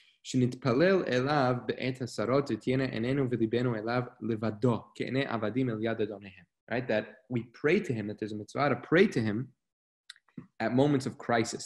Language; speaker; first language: English; native; English